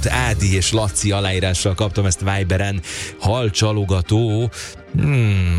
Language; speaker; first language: Hungarian; native; Hungarian